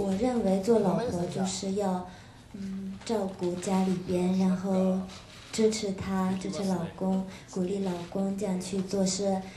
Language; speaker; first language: Chinese; non-native, fluent; Japanese